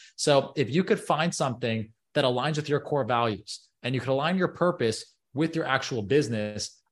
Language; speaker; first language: English; native; English